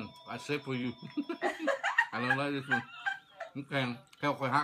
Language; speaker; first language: English; non-native, learner; Lao